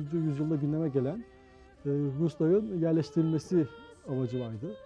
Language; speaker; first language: Turkish; native; Turkish